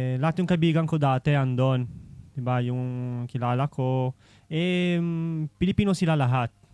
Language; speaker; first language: Filipino; non-native, learner; Italian